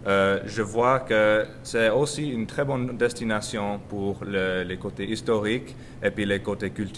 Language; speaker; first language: French; non-native, learner; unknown